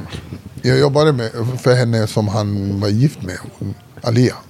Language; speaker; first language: Swedish; early bilingual, other home language; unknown